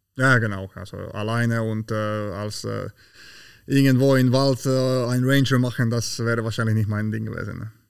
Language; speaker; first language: German; non-native, fluent; Slovak